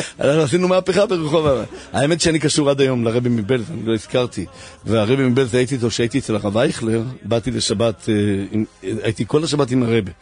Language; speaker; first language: Hebrew; native; Hebrew